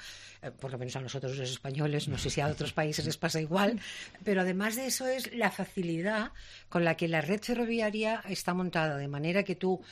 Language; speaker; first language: Spanish; native; Spanish